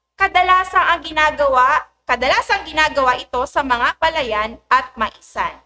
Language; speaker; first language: Filipino; native; Filipino